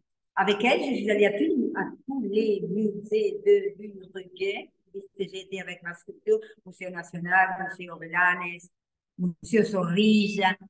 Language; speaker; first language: French; non-native, learner; Spanish